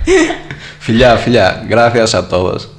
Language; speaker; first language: Spanish; non-native, learner; Greek